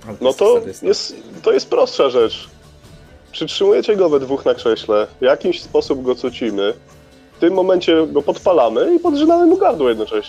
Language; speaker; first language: Polish; native; Polish